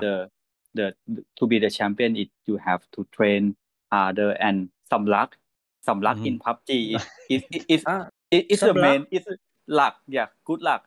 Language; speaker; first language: English; non-native, learner; Thai